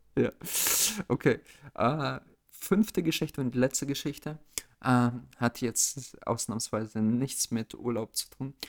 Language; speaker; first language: German; early bilingual, other home language; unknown